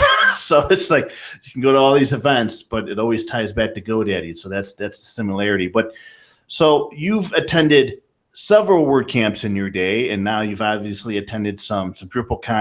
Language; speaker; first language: English; native; English